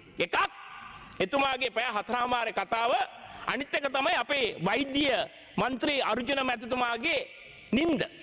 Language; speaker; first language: Sinhala; non-native, local second language; Tamil